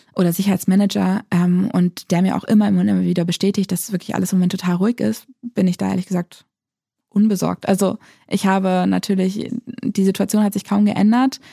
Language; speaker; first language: German; native; German